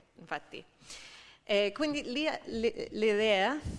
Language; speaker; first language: Italian; non-native, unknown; English